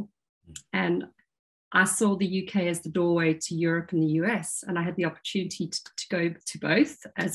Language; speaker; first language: English; native; English